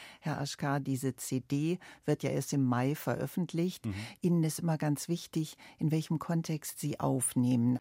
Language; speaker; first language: German; native; German